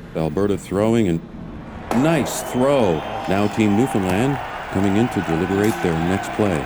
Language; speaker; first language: English; native; English